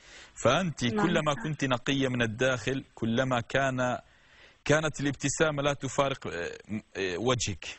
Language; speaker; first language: Arabic; native; Arabic